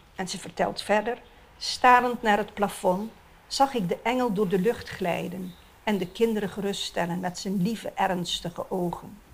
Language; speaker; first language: Dutch; non-native, local second language; Papiamento